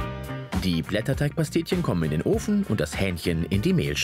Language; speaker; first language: German; native; German